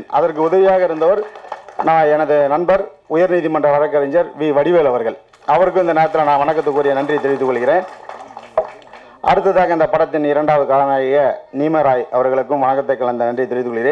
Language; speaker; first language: Tamil; native; Tamil